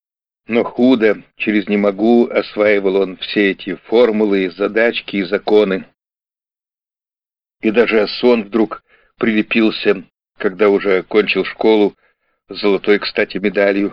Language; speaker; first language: Russian; native; Russian